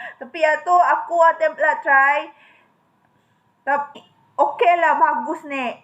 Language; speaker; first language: Malay; non-native, learner; Filipino